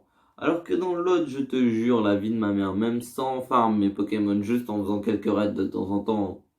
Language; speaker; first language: French; native; French